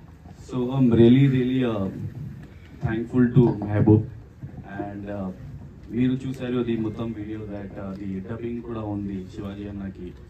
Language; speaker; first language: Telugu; non-native, learner; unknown